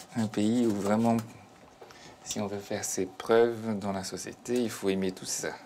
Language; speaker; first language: French; non-native, fluent; Portuguese